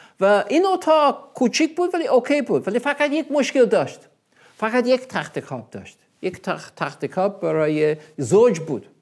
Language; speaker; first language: Persian; non-native, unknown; English